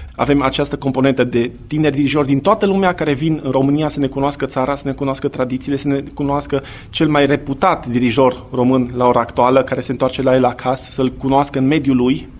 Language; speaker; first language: Romanian; native; Romanian